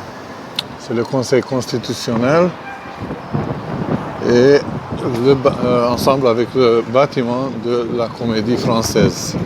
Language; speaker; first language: French; non-native, fluent; Hungarian